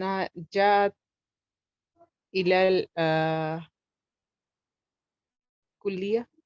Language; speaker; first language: Arabic; non-native, learner; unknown